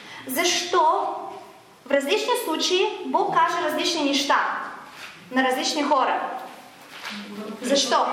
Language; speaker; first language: Bulgarian; non-native, fluent; Russian